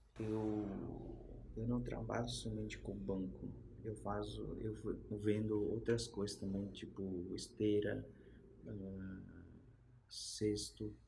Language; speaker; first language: Portuguese; non-native, local second language; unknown